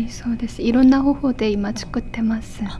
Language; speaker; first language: Japanese; non-native, fluent; Korean